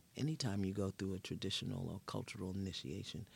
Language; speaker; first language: English; native; English